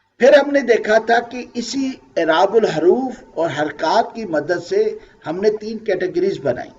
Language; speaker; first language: Urdu; native; Urdu